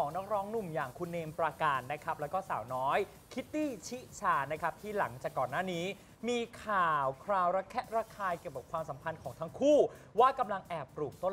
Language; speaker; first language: Thai; native; Thai